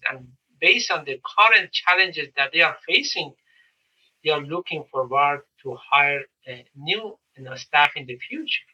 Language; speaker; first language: English; non-native, fluent; Persian